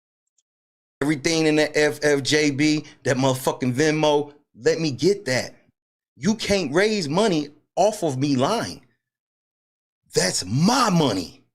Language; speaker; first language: English; native; English